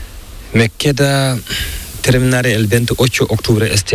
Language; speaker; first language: Spanish; non-native, learner; Fula